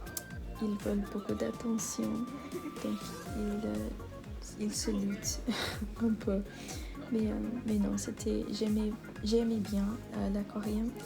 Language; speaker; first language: French; non-native, learner; English